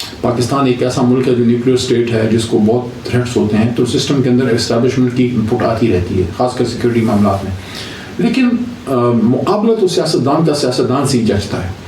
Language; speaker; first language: Urdu; non-native, local second language; Pashto